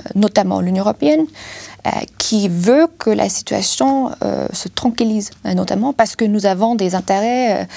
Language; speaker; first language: French; non-native, fluent; German